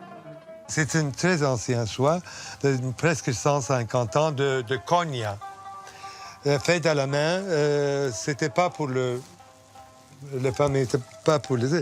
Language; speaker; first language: French; non-native, fluent; Turkish